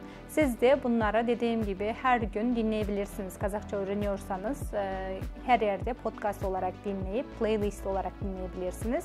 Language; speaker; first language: Turkish; non-native, fluent; Kazakh